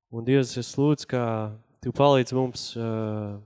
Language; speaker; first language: Latvian; non-native, learner; English